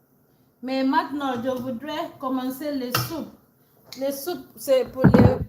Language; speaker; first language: French; non-native, learner; English